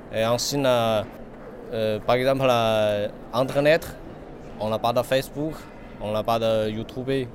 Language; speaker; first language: French; non-native, learner; Chinese